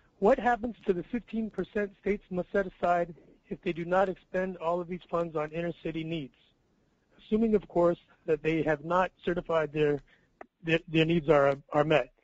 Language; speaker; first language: English; native; English